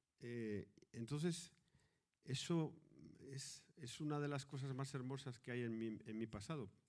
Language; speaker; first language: Spanish; native; Spanish